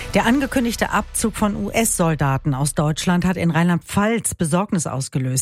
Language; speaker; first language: German; native; German